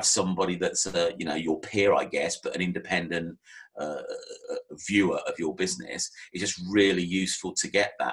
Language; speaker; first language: English; native; English